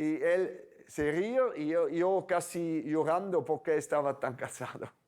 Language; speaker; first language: Spanish; non-native, fluent; German